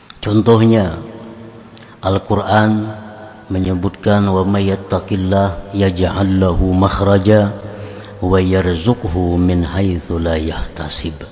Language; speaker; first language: Indonesian; non-native, local second language; Banjar